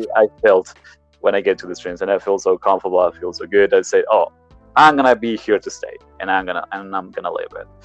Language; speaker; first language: English; non-native, learner; Spanish